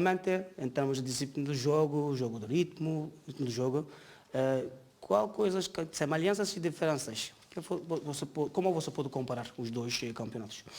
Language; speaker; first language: Portuguese; non-native, learner; Turkish